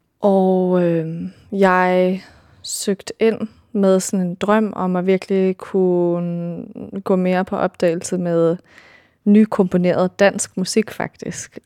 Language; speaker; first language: Danish; early bilingual, heritage; Danish